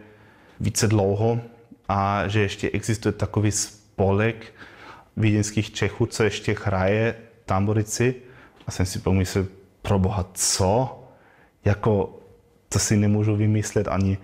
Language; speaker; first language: Czech; non-native, learner; German